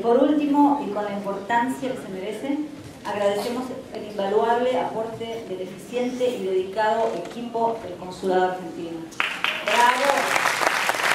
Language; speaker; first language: Spanish; native; Spanish